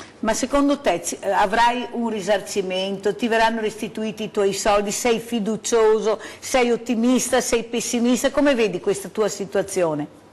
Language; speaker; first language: Italian; native; Italian